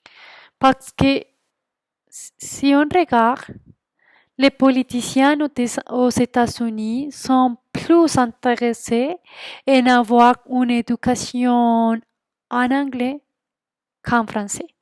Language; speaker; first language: French; non-native, fluent; Spanish